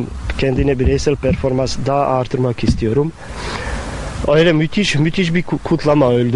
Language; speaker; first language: Turkish; non-native, fluent; Bosnian